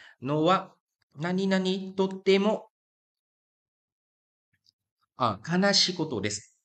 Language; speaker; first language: Japanese; non-native, fluent; Vietnamese